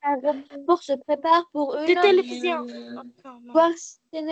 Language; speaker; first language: French; non-native, learner; Arabic